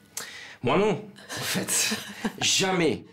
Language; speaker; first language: French; non-native, learner; English